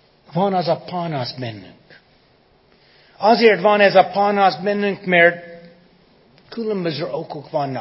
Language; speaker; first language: Hungarian; non-native, fluent; English